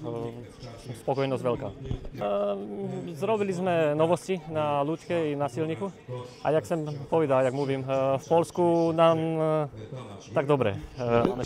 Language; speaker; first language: Polish; non-native, learner; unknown